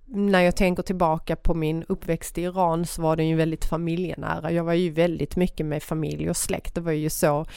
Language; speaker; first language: Swedish; early bilingual, other home language; Persian